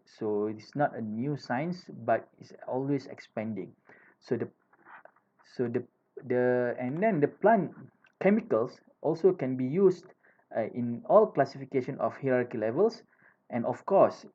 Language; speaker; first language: English; non-native, fluent; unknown